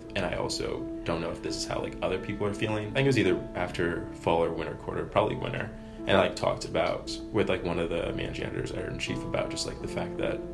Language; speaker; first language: English; native; English